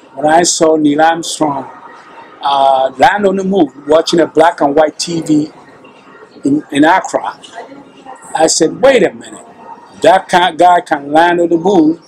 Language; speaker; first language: English; non-native, local second language; Akan